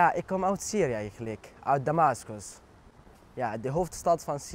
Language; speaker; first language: Dutch; non-native, learner; Arabic